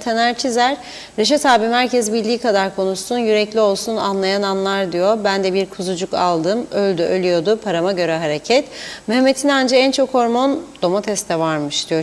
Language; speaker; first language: Turkish; native; Turkish